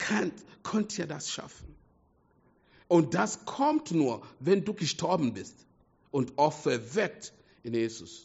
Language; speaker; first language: German; non-native, fluent; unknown